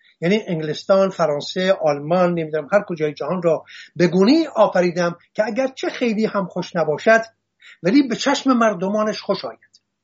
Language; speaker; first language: Persian; non-native, local second language; Assyrian Neo-Aramaic